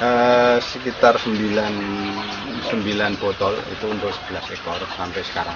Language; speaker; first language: Indonesian; non-native, local second language; Javanese